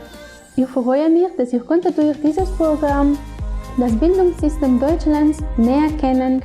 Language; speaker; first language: German; non-native, learner; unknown